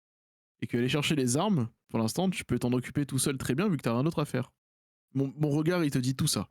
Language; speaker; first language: French; native; French